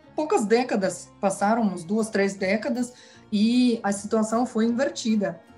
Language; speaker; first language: Portuguese; non-native, fluent; Kazakh